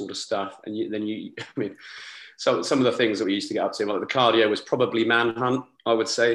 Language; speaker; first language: English; native; English